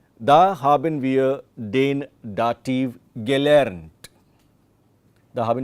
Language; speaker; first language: German; non-native, fluent; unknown